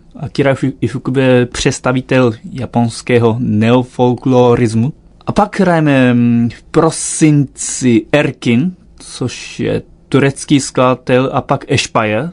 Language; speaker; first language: Czech; non-native, fluent; Japanese